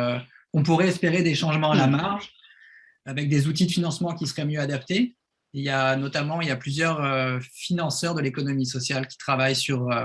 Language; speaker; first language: French; native; French